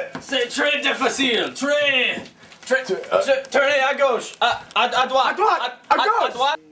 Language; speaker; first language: French; non-native, learner; English